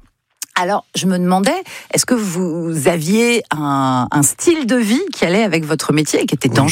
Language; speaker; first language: French; native; French